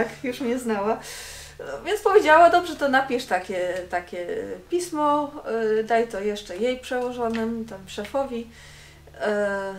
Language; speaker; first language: Polish; non-native, fluent; Dutch